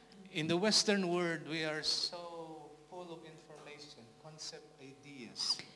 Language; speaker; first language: English; non-native, local second language; Filipino